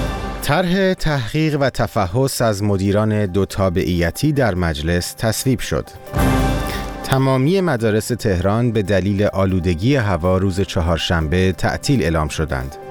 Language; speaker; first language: Persian; native; Persian